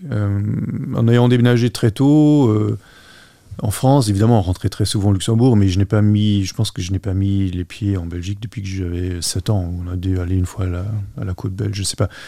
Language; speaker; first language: French; non-native, local second language; Luxembourgish